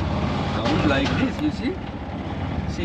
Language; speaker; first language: English; non-native, learner; Hindi